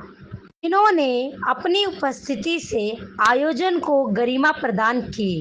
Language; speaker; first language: Hindi; native; Hindi